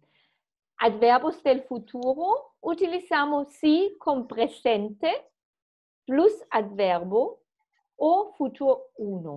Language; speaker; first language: Spanish; non-native, fluent; German